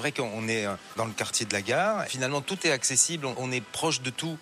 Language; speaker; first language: French; native; French